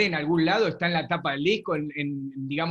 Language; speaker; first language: Spanish; native; Spanish